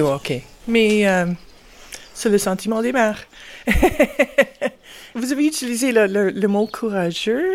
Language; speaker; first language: French; non-native, fluent; English